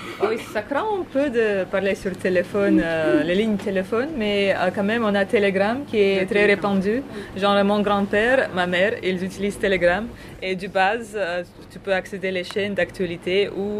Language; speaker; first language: French; non-native, fluent; Russian